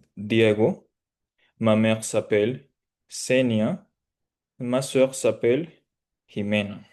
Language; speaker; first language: French; non-native, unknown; Spanish